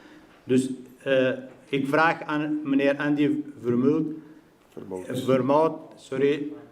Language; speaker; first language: Dutch; non-native, fluent; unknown